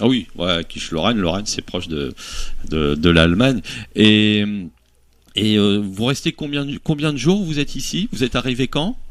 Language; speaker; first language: French; native; French